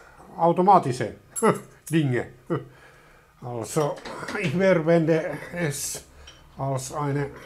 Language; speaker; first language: German; non-native, learner; Finnish